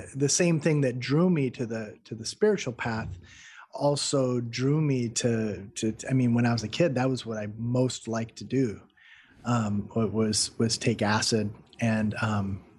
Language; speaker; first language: English; native; English